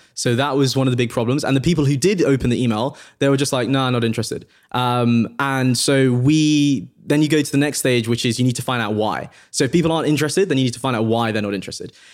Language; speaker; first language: English; native; English